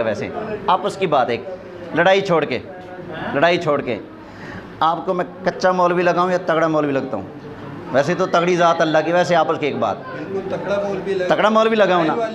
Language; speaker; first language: Hindi; non-native, local second language; Punjabi